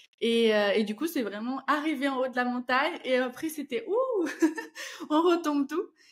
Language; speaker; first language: French; non-native, fluent; Portuguese